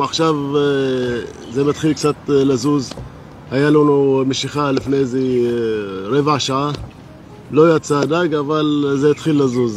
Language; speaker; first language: Hebrew; non-native, local second language; Arabic